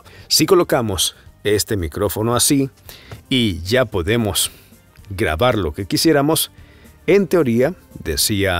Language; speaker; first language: Spanish; native; Spanish